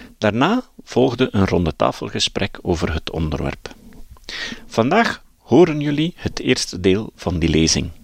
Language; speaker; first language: Dutch; native; Dutch